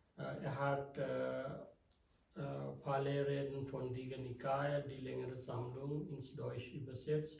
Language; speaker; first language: German; non-native, fluent; Sinhala